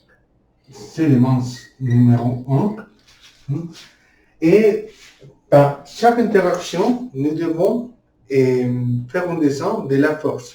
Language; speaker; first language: French; non-native, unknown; Spanish